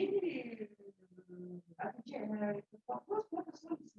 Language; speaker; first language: Russian; non-native, local second language; Kyrgyz